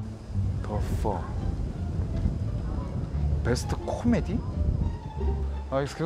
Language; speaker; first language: English; non-native, learner; Korean